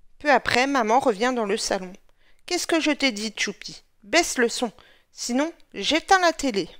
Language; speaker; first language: French; native; French